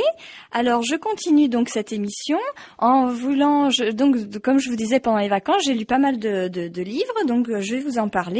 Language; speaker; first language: French; native; French